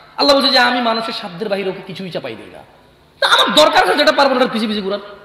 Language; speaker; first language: Bangla; early bilingual, heritage; Bangla